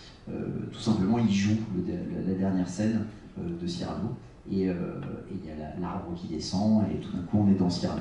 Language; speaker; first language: French; native; French